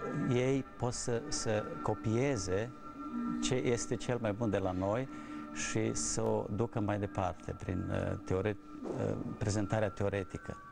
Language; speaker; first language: Romanian; non-native, fluent; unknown